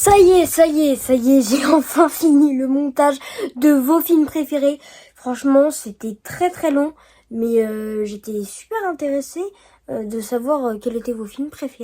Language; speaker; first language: French; native; French